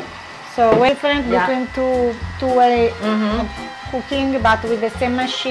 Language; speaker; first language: English; non-native, learner; Italian